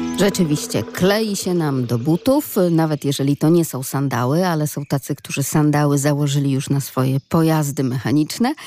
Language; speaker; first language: Polish; native; Polish